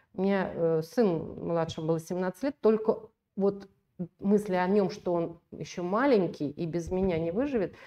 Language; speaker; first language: Russian; native; Russian